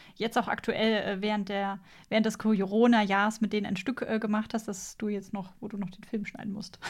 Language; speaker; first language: German; native; German